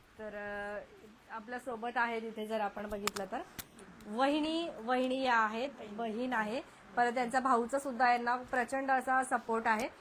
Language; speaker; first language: Marathi; native; Marathi